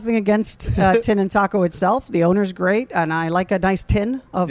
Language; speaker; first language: English; native; English